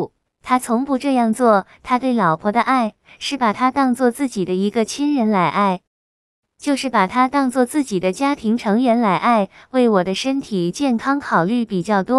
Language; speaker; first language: Chinese; non-native, fluent; Vietnamese